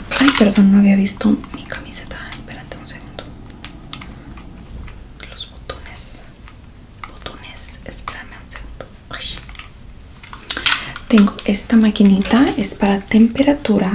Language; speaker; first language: Spanish; early bilingual, heritage; Spanish